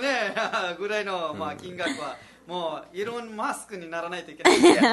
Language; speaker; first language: Japanese; non-native, fluent; Nepali